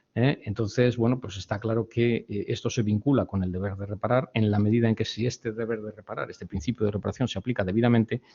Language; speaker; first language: Spanish; native; Spanish